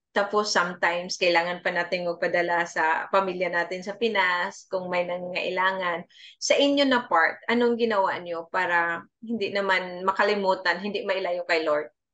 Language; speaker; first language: Filipino; non-native, local second language; Cebuano